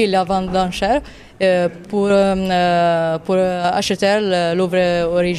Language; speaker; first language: French; non-native, fluent; Italian